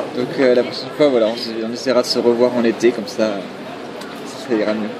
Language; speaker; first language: French; native; French